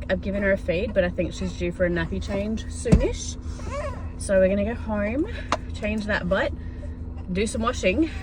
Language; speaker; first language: English; native; English